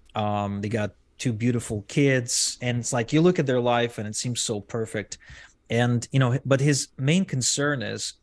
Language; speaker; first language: English; non-native, fluent; Hebrew